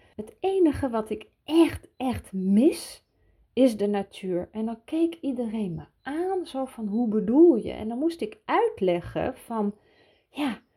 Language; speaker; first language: Dutch; early bilingual, heritage; Dutch